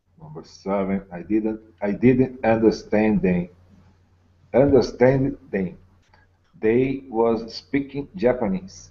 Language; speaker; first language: English; non-native, learner; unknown